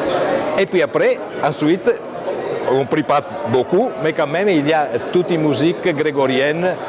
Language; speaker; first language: French; non-native, fluent; Italian